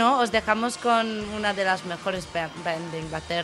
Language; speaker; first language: Spanish; non-native, fluent; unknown